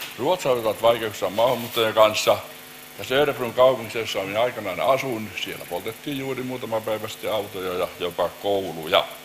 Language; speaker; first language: Finnish; native; Finnish